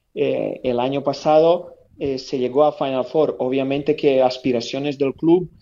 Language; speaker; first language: Spanish; non-native, fluent; Serbian